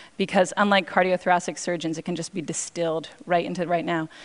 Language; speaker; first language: English; native; English